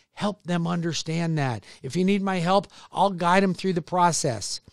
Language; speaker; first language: English; native; English